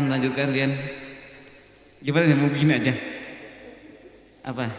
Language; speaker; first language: Indonesian; native; Indonesian